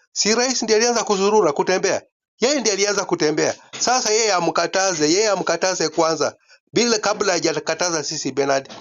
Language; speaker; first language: Swahili; non-native, local second language; Luyia